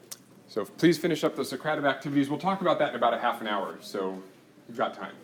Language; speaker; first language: English; native; English